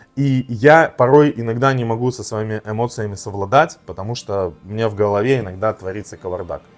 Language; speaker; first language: Russian; native; Russian